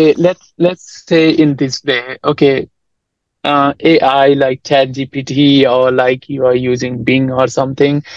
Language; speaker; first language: English; non-native, local second language; Nepali